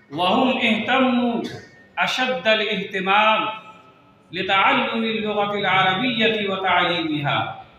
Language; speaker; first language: Arabic; non-native, fluent; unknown